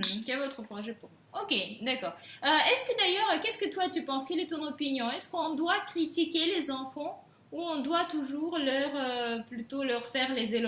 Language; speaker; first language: French; non-native, fluent; Russian